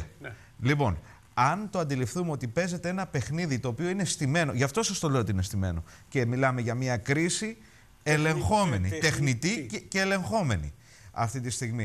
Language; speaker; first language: Greek; native; Greek